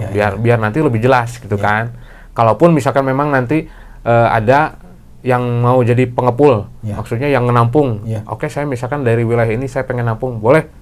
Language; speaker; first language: Indonesian; non-native, local second language; Sundanese